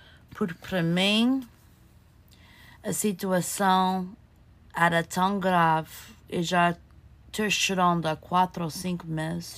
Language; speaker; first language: Portuguese; early bilingual, heritage; Portuguese